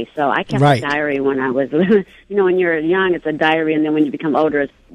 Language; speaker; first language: English; native; English